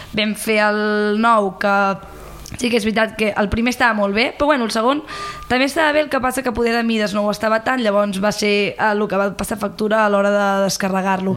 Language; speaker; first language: Catalan; native; Catalan